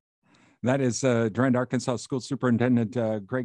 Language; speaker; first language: English; native; English